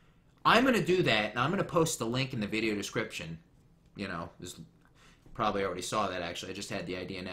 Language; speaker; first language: English; native; English